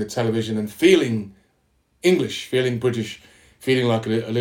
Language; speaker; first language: English; native; English